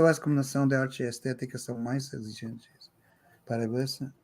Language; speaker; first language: Portuguese; non-native, fluent; English